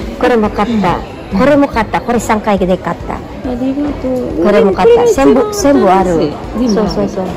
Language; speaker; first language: Japanese; non-native, learner; Filipino